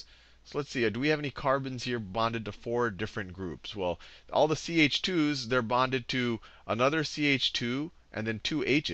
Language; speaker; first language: English; native; English